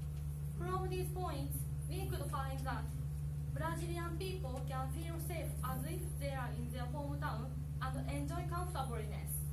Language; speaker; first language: English; non-native, learner; Japanese